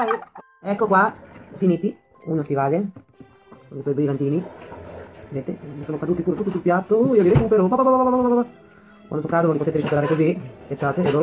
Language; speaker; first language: Italian; native; Italian